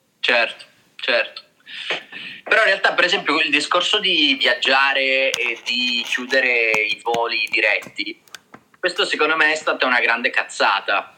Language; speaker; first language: Italian; native; Italian